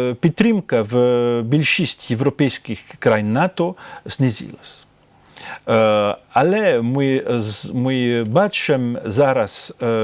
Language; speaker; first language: Ukrainian; non-native, fluent; French